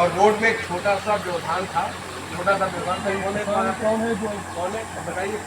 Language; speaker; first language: Hindi; native; Hindi